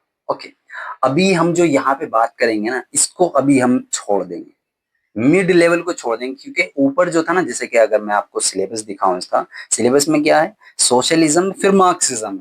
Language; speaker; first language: Hindi; native; Hindi